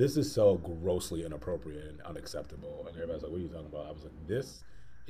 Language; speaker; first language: English; native; English